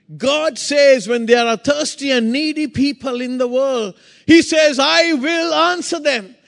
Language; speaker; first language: English; non-native, local second language; Sinhala